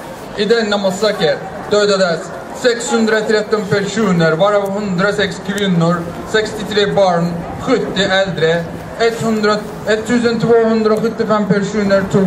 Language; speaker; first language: Swedish; non-native, fluent; Azerbaijani